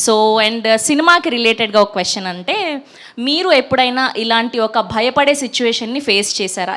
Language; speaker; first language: Telugu; native; Telugu